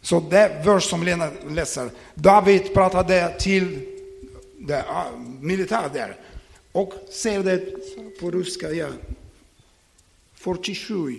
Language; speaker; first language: Swedish; non-native, learner; Ukrainian